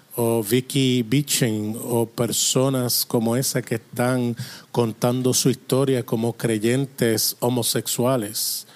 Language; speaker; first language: Spanish; non-native, fluent; English